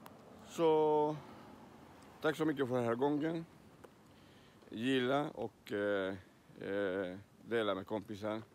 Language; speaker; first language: Swedish; non-native, learner; Spanish